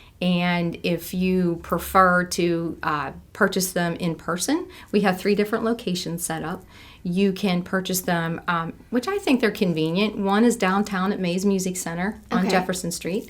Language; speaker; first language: English; native; English